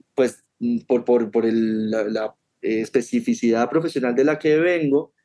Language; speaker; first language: Spanish; native; Spanish